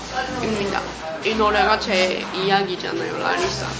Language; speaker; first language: Korean; non-native, fluent; Thai